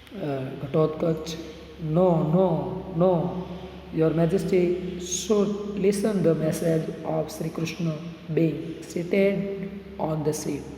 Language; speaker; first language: English; non-native, local second language; Hindi